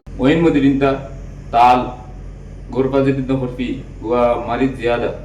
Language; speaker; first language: Arabic; non-native, learner; Bangla